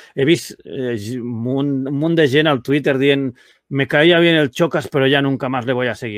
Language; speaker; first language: Spanish; non-native, local second language; Catalan